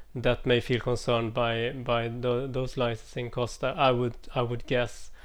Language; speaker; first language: English; non-native, fluent; Swedish